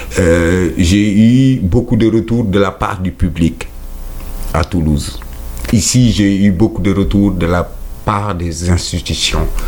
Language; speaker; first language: French; non-native, local second language; Wolof